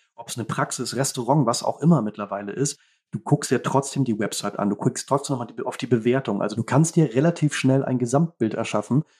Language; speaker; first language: German; native; German